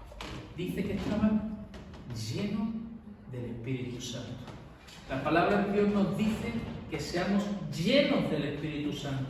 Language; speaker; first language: Spanish; native; Spanish